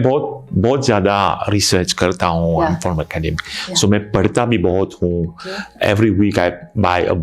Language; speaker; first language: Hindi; non-native, fluent; Morisyen